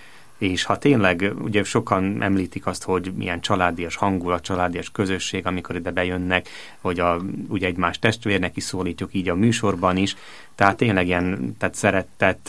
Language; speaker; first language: Hungarian; native; Hungarian